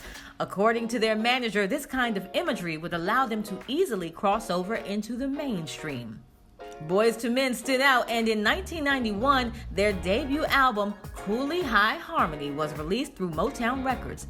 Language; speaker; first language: English; native; English